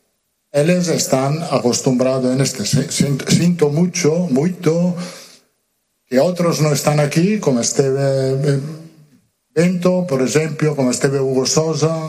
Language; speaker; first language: Portuguese; non-native, learner; Spanish